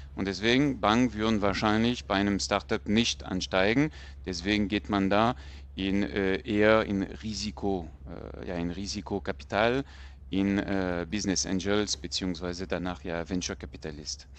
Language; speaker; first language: German; non-native, fluent; French